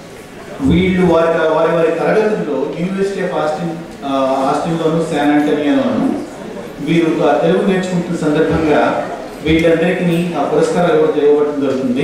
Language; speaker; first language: Telugu; native; Telugu